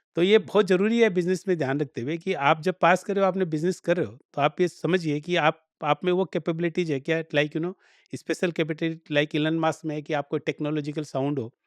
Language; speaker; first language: Hindi; native; Hindi